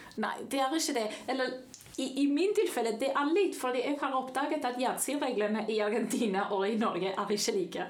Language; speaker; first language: Norwegian; non-native, fluent; Spanish